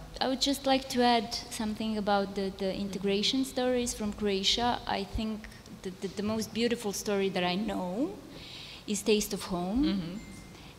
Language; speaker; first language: English; non-native, fluent; Serbian